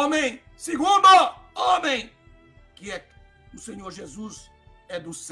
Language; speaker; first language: Portuguese; native; Portuguese